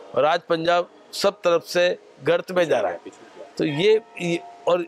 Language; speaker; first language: Hindi; native; Hindi